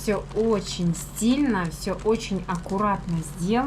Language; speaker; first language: Russian; native; Russian